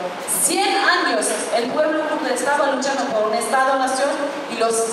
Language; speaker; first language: Spanish; non-native, fluent; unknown